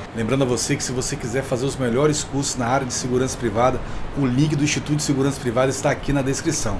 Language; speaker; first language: Portuguese; native; Portuguese